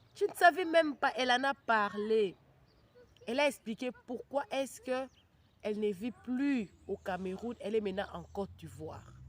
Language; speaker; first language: French; non-native, local second language; Lingala